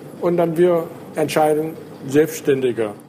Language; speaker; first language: German; non-native, learner; Vietnamese